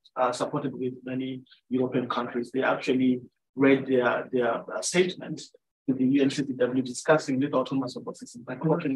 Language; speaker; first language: English; non-native, local second language; Shona